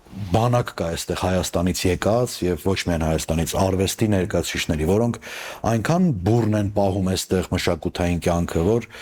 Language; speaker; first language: Armenian; native; Armenian